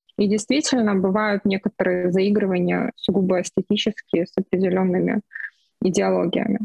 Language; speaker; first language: Russian; non-native, local second language; Ukrainian